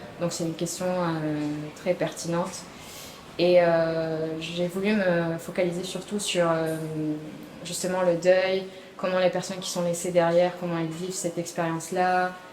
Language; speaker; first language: French; non-native, local second language; Arabic